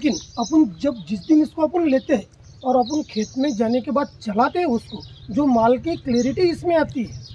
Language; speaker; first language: Hindi; non-native, local second language; Marathi